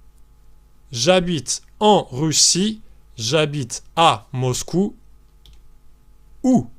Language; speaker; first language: French; native; French